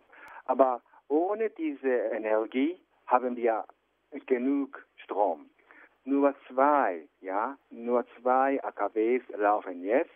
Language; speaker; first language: German; non-native, fluent; Japanese